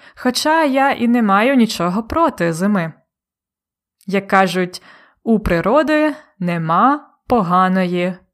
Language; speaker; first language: Ukrainian; native; Ukrainian